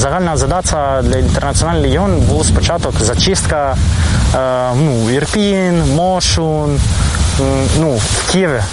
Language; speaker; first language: Ukrainian; non-native, fluent; Greek